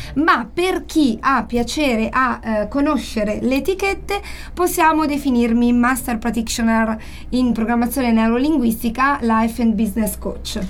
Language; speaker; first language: Italian; native; Italian